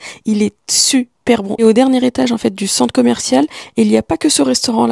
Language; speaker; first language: French; early bilingual, other home language; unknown